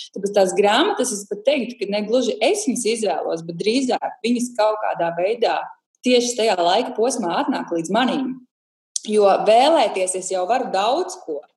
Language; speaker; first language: Latvian; native; Latvian